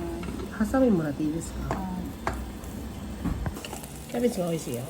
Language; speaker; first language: Japanese; non-native, fluent; Filipino